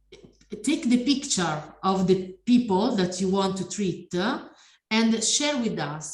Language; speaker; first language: English; non-native, learner; Italian